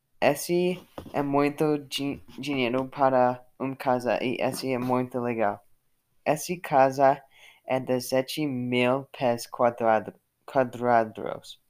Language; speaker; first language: Portuguese; non-native, learner; English